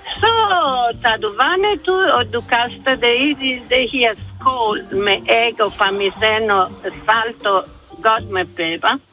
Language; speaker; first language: Danish; non-native, fluent; Italian